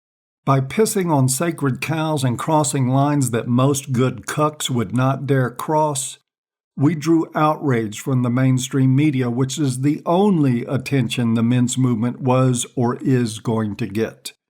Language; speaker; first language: English; native; English